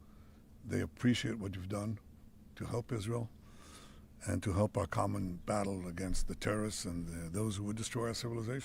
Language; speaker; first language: English; non-native, fluent; Hebrew